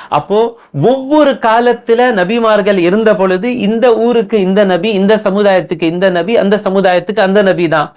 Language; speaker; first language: Tamil; non-native, local second language; Urdu